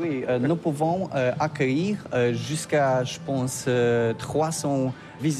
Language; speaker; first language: French; non-native, learner; Polish